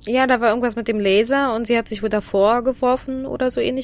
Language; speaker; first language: German; native; German